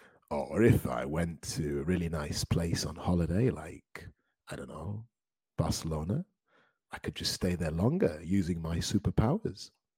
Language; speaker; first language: English; native; English